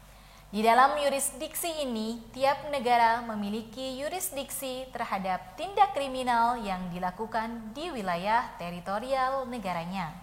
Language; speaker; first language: Indonesian; native; Indonesian